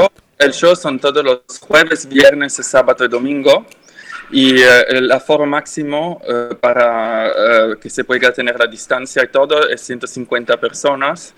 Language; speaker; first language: Spanish; non-native, fluent; French